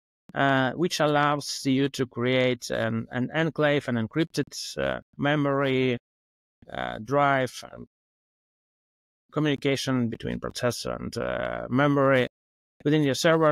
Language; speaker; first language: English; non-native, fluent; Russian